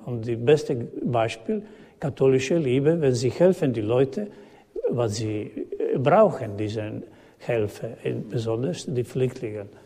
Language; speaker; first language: German; non-native, learner; Croatian